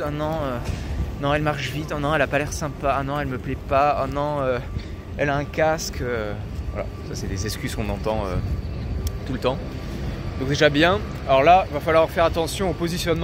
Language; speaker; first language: French; native; French